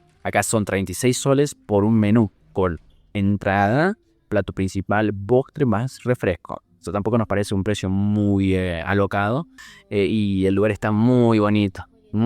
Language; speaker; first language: Spanish; native; Spanish